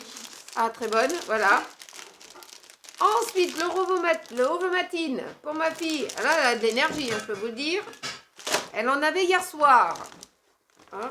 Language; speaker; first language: French; native; French